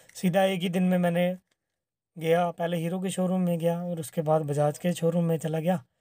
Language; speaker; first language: Hindi; native; Hindi